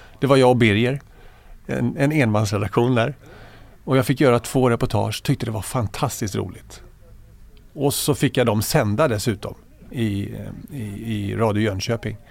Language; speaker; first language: Swedish; native; Swedish